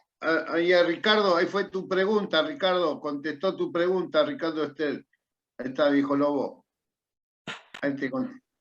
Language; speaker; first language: Spanish; native; Spanish